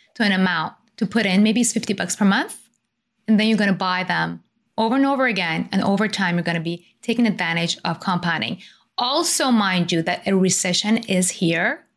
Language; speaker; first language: English; non-native, fluent; Persian